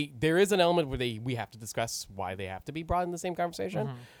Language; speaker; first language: English; native; English